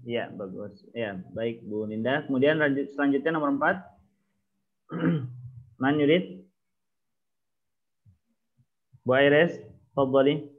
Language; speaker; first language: Indonesian; native; Indonesian